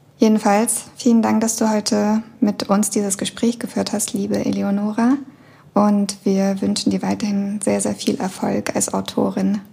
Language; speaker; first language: German; early bilingual, other home language; Russian